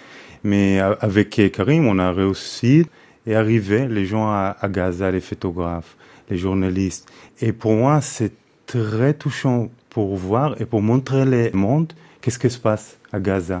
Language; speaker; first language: French; non-native, fluent; Hebrew